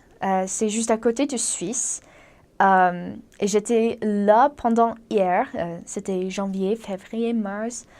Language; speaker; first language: French; non-native, fluent; English